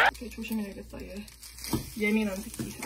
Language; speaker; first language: Korean; non-native, learner; French